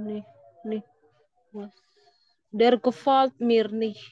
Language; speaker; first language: German; non-native, learner; Indonesian